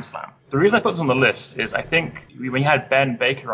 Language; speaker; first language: English; native; English